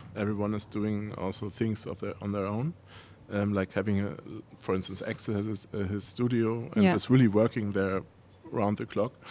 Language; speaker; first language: English; non-native, fluent; Spanish